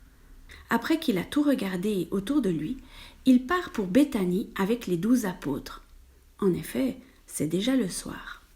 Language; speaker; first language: French; native; French